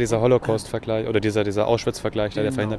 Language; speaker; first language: German; native; German